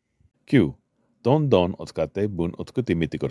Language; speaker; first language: Japanese; non-native, learner; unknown